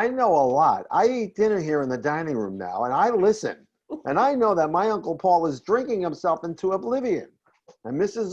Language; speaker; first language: English; native; English